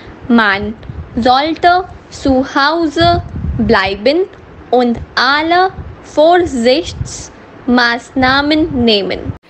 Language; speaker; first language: German; non-native, learner; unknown